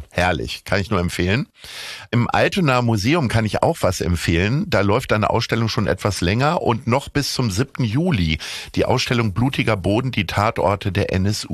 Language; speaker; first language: German; native; German